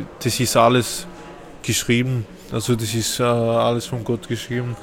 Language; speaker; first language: German; non-native, fluent; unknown